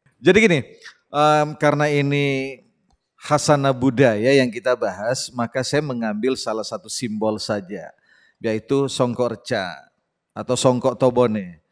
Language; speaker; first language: Indonesian; non-native, local second language; Buginese